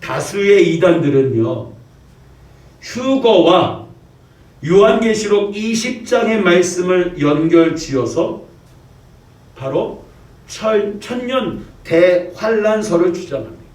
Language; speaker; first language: Korean; native; Korean